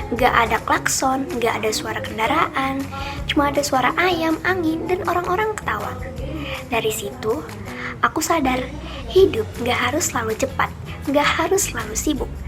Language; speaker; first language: Indonesian; native; Indonesian